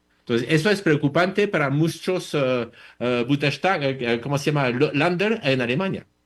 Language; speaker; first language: Spanish; non-native, fluent; French